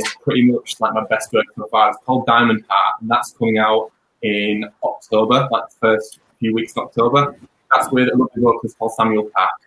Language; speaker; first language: English; native; English